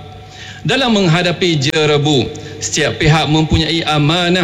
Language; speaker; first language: Malay; native; Malay